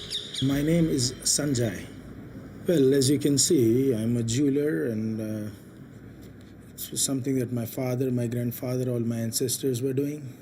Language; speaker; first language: English; non-native, local second language; Hindi